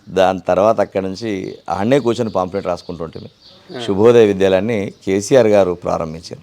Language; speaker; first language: Telugu; non-native, local second language; Urdu